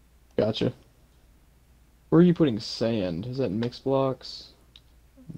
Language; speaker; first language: English; native; English